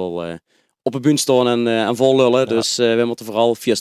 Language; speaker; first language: Dutch; native; Dutch